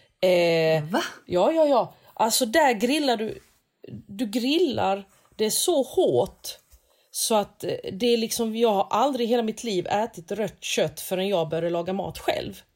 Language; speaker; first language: Swedish; native; Swedish